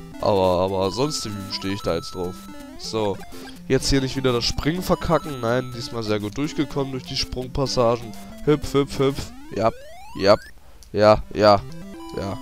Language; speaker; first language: German; native; German